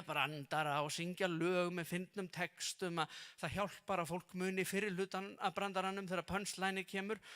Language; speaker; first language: Icelandic; native; Icelandic